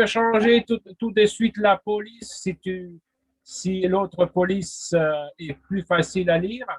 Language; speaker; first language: French; non-native, fluent; Russian